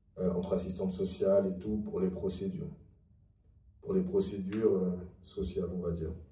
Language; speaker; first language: French; early bilingual, other home language; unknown